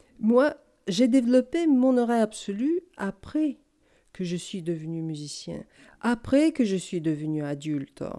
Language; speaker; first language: French; non-native, fluent; Russian